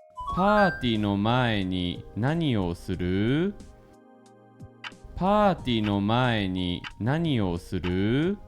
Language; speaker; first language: Japanese; non-native, fluent; English